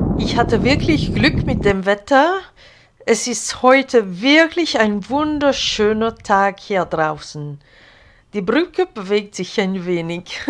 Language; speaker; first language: German; non-native, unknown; Hungarian